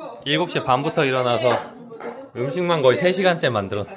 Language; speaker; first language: Korean; native; Korean